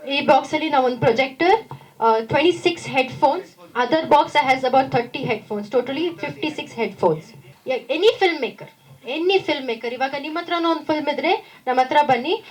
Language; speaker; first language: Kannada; non-native, local second language; Tamil